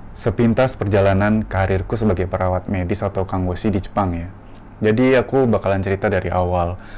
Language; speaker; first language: Indonesian; native; Indonesian